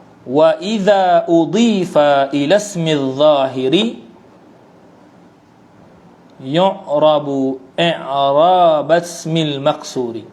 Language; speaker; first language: Arabic; non-native, fluent; Malay